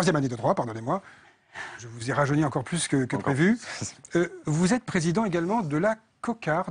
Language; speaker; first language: French; native; French